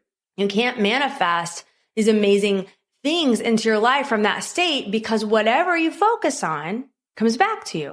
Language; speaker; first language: English; native; English